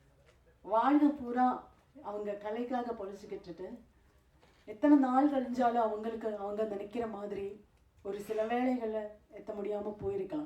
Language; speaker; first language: Tamil; non-native, fluent; Malayalam